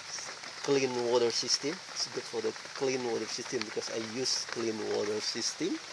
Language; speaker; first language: English; non-native, learner; Indonesian